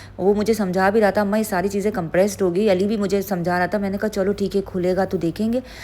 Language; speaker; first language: Urdu; native; Urdu